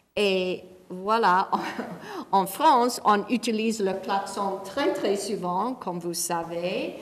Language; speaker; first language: French; non-native, fluent; English